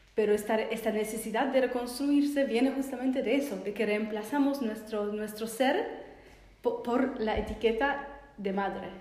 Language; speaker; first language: Spanish; non-native, fluent; Polish